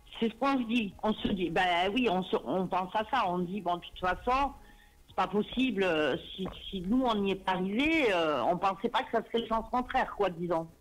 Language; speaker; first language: French; native; French